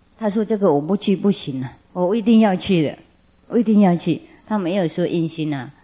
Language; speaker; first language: Chinese; non-native, fluent; Vietnamese